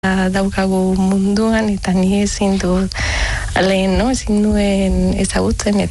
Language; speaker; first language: Basque; non-native, learner; Spanish